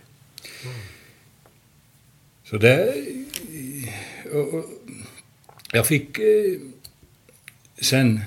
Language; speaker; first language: Swedish; non-native, fluent; Hungarian